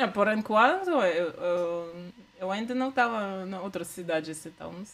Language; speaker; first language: Portuguese; non-native, learner; Russian